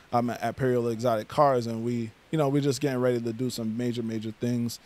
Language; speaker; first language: English; native; English